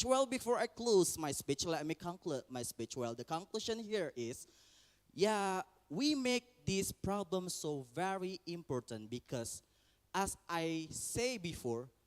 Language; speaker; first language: English; non-native, learner; Indonesian